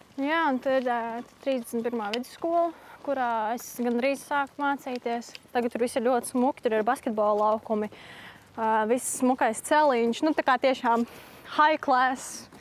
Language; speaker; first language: Latvian; native; Latvian